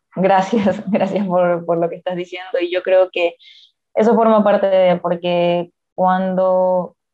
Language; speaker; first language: Spanish; native; Spanish